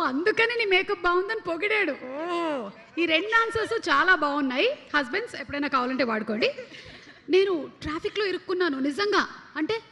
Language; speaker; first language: Telugu; native; Telugu